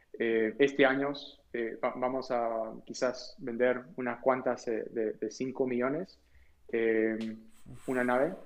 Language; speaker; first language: Spanish; early bilingual, heritage; Spanish